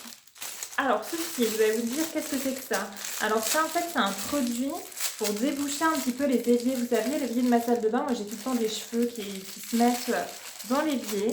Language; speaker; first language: French; native; French